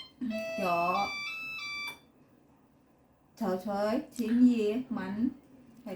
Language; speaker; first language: Cantonese; non-native, learner; Indonesian